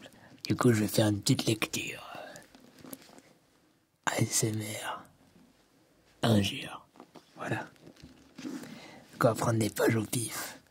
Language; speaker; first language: French; native; French